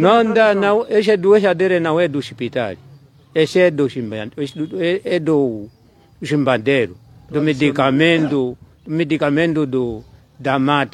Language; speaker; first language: Portuguese; non-native, local second language; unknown